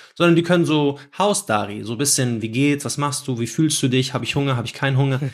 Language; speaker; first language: German; native; German